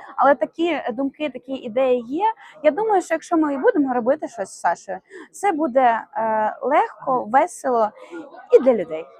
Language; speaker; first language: Ukrainian; native; Ukrainian